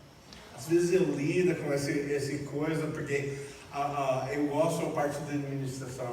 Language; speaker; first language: Portuguese; non-native, fluent; English